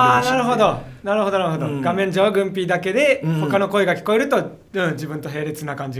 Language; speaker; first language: Japanese; native; Japanese